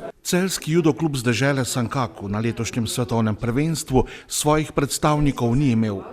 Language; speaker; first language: Slovenian; native; Slovenian